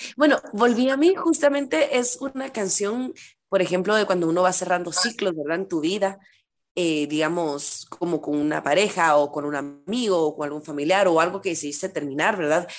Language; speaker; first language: Spanish; native; Spanish